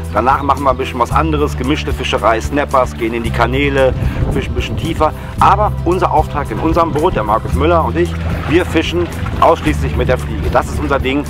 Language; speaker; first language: German; native; German